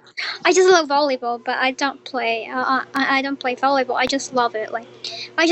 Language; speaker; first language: English; non-native, learner; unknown